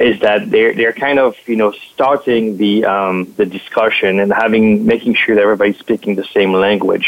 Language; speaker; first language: English; non-native, fluent; French